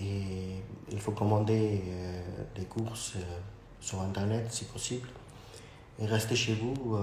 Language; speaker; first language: French; non-native, learner; Urdu